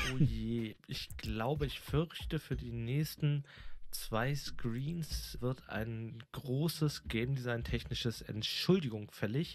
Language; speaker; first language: German; native; German